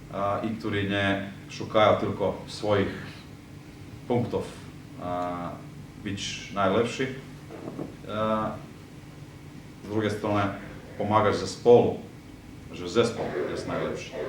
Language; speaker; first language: Polish; non-native, fluent; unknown